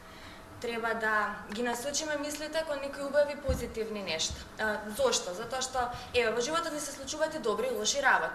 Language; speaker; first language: Macedonian; native; Macedonian